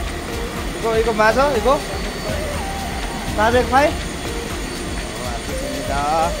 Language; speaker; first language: Korean; non-native, learner; Nepali